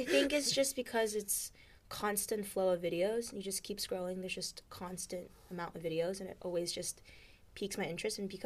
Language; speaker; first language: English; native; English